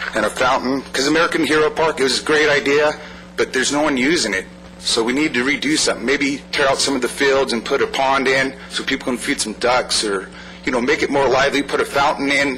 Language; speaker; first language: English; native; English